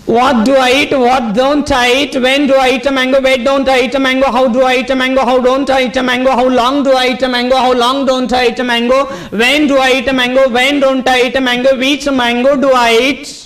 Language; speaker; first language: English; non-native, local second language; Marathi